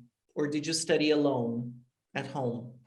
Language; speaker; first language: English; non-native, fluent; Portuguese